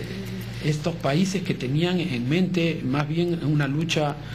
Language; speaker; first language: Spanish; native; Spanish